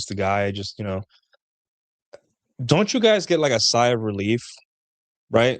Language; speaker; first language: English; native; English